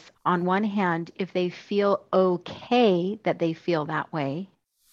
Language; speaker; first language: English; native; English